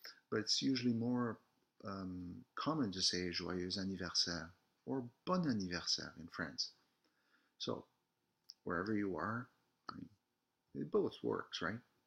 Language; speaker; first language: English; early bilingual, other home language; French